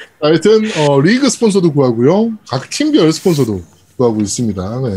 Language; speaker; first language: Korean; native; Korean